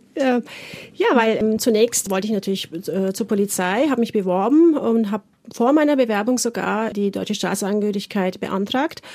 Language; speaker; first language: German; early bilingual, other home language; Turkish